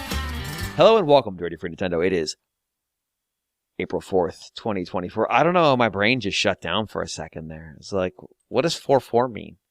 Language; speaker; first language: English; native; English